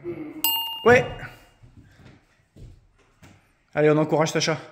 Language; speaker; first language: French; native; French